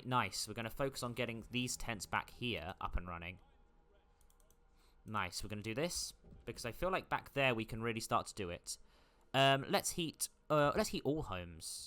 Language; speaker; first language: English; native; English